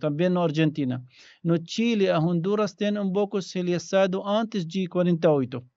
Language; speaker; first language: Portuguese; non-native, learner; Arabic